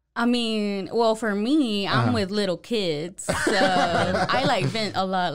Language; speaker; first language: English; native; English